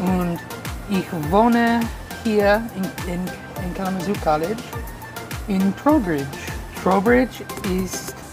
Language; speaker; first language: German; non-native, learner; English